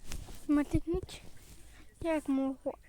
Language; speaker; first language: French; native; French